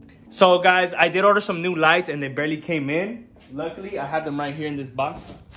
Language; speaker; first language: English; early bilingual, other home language; Spanish